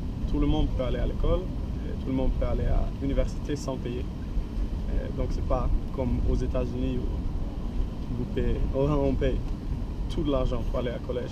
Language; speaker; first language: French; non-native, learner; Swedish